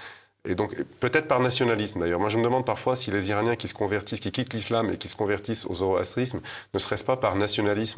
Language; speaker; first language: French; native; French